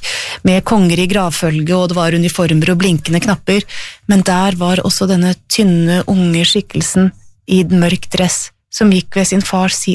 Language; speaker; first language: Norwegian; native; Norwegian